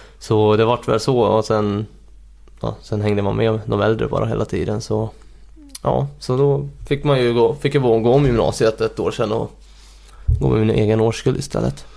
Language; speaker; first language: Swedish; early bilingual, other home language; Hungarian